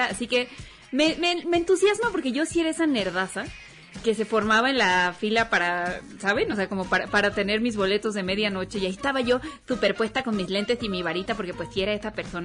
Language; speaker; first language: Spanish; native; Spanish